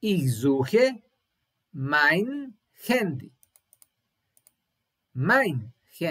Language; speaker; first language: German; non-native, learner; Serbian